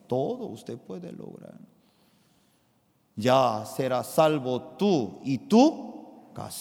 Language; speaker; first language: Spanish; non-native, fluent; Korean